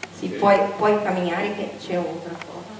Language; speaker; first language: Italian; non-native, learner; Portuguese